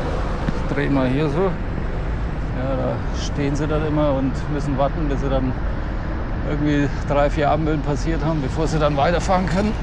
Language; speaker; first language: German; native; German